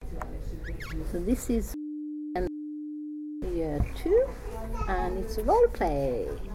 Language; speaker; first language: English; native; English